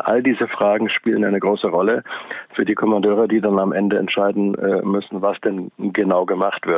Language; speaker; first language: German; native; German